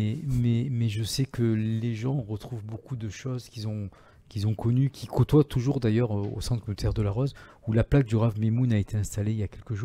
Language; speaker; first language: French; native; French